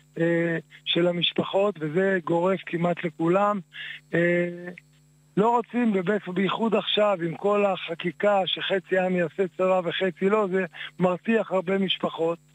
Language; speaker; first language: Hebrew; native; Hebrew